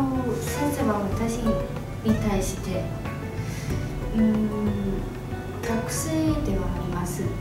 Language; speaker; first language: Japanese; non-native, learner; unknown